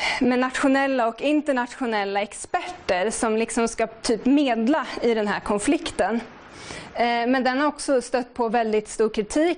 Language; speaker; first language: Swedish; native; Swedish